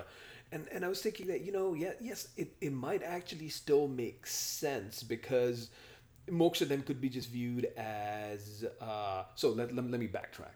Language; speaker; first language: English; non-native, local second language; Hindi